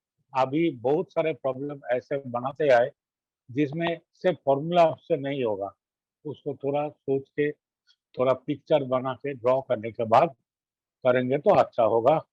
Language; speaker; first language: Hindi; non-native, local second language; Bangla